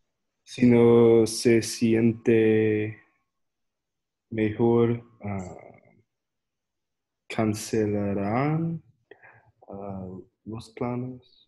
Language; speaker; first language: Spanish; non-native, learner; English